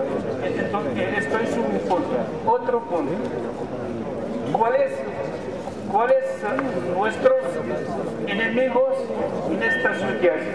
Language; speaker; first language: Spanish; non-native, fluent; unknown